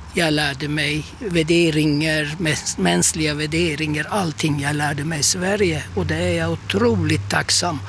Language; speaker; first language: Swedish; non-native, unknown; Turkish